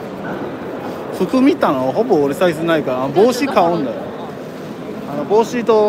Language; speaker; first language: Japanese; non-native, fluent; Chinese